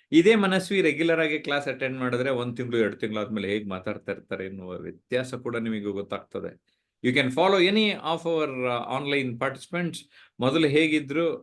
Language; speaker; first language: Kannada; native; Kannada